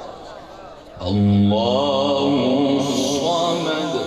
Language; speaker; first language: Arabic; native; Arabic